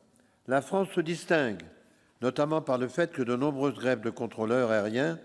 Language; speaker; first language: French; native; French